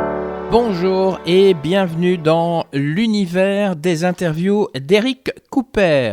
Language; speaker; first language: French; native; French